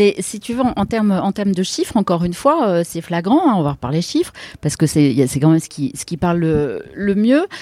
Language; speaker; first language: French; native; French